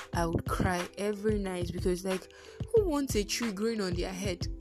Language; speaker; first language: English; non-native, local second language; Yoruba